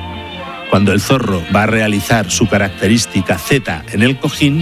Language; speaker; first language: Spanish; native; Spanish